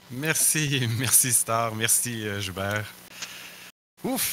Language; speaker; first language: French; native; French